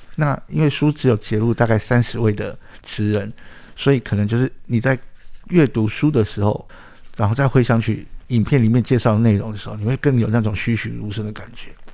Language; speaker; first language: Chinese; native; Chinese